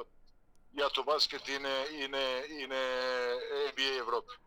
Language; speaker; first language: Greek; non-native, fluent; Serbian